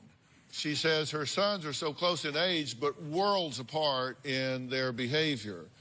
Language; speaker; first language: English; native; English